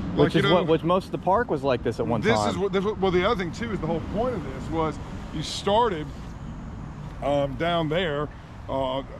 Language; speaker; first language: English; native; English